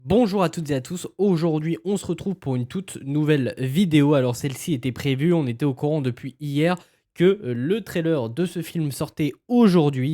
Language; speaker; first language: French; native; French